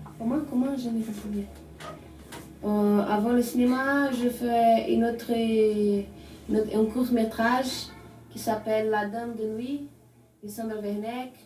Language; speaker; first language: French; non-native, learner; Portuguese